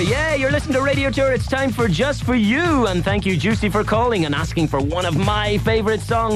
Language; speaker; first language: English; native; English